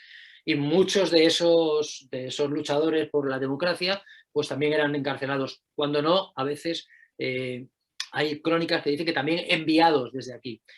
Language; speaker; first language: Spanish; native; Spanish